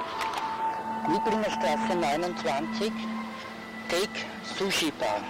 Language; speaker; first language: German; native; German